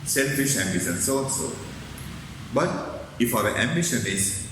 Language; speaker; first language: English; non-native, local second language; Sinhala